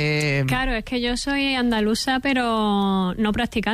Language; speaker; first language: Spanish; native; Spanish